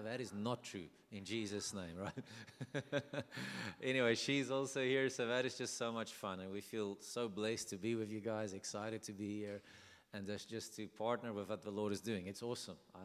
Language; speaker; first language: English; non-native, local second language; Afrikaans